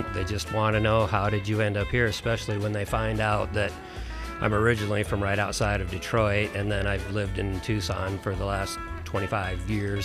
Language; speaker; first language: English; native; English